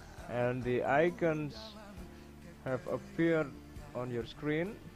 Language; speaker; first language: English; non-native, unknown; Indonesian